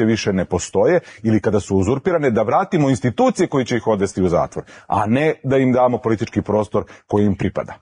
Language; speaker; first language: Serbian; native; Serbian